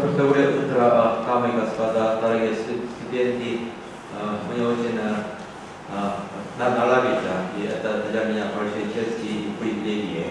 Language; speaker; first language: Russian; non-native, learner; Korean